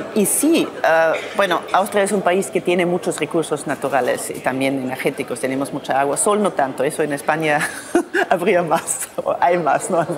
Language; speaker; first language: Spanish; non-native, fluent; German